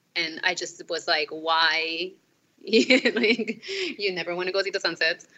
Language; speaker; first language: English; non-native, fluent; Spanish